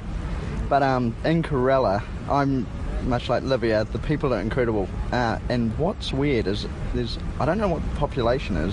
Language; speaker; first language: English; native; English